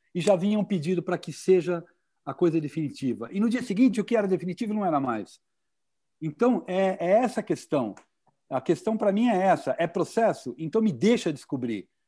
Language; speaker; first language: Portuguese; native; Portuguese